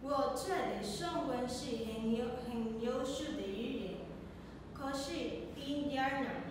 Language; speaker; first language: Chinese; non-native, learner; Spanish